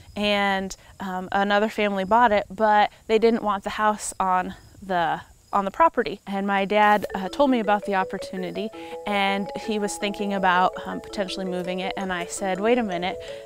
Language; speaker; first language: English; native; English